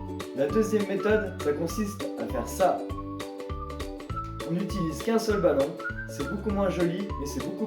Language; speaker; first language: French; native; French